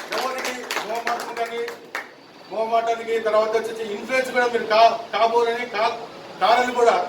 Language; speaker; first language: Telugu; native; Telugu